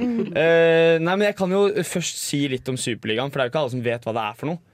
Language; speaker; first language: Norwegian; native; Norwegian